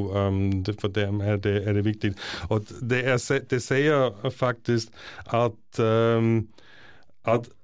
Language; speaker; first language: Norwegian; non-native, fluent; German